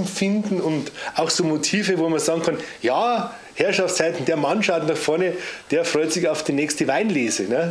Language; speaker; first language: German; native; German